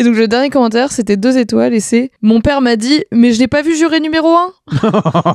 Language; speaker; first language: French; native; French